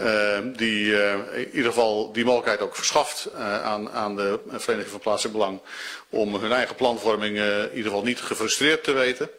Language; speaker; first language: Dutch; native; Dutch